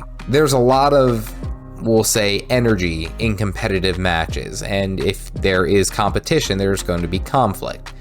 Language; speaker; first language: English; native; English